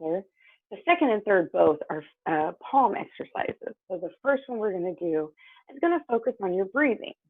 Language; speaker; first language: English; native; English